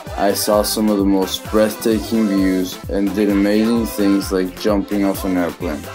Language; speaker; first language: English; non-native, fluent; Spanish